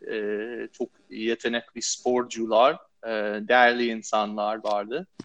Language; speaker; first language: Turkish; non-native, fluent; English